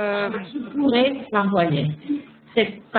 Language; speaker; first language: French; non-native, fluent; Macedonian